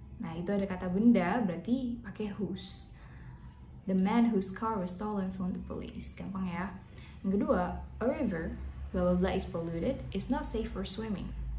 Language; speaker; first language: English; non-native, fluent; Indonesian